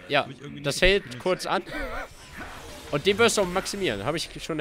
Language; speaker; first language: German; native; German